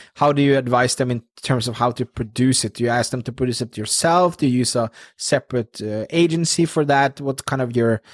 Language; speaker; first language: English; non-native, fluent; Norwegian